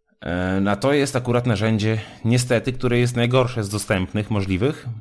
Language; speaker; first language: Polish; native; Polish